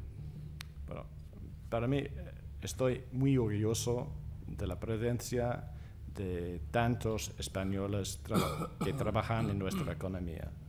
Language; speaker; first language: Spanish; non-native, fluent; English